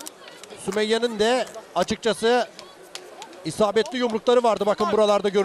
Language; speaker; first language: Turkish; native; Turkish